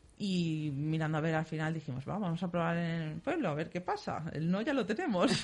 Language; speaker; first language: Spanish; native; Spanish